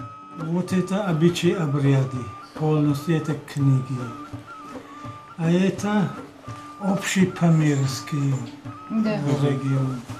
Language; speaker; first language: Russian; non-native, local second language; Tajik